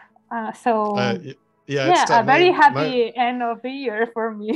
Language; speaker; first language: English; non-native, learner; Spanish